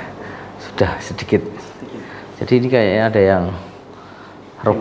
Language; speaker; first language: Indonesian; native; Indonesian